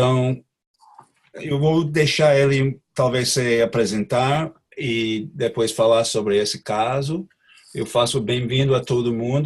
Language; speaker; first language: Portuguese; non-native, fluent; English